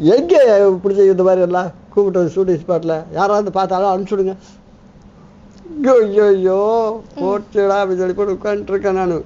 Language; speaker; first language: Tamil; native; Tamil